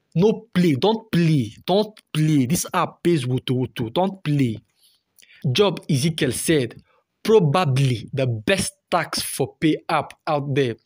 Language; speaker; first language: English; non-native, local second language; Igbo